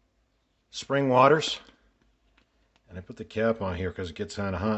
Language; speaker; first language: English; native; English